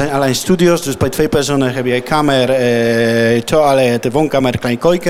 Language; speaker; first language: Dutch; non-native, learner; Polish